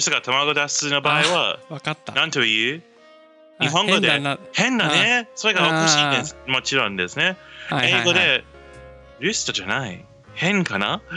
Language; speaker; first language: Japanese; non-native, learner; English